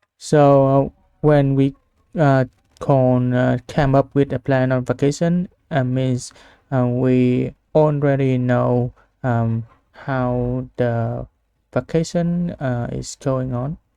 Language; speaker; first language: English; non-native, learner; Vietnamese